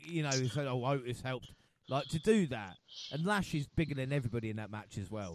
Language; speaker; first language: English; native; English